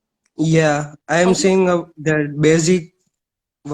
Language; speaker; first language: English; non-native, learner; Indonesian